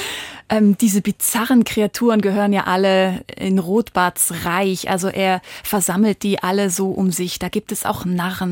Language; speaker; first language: German; native; German